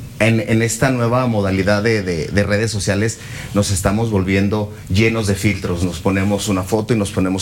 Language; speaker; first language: Spanish; native; Spanish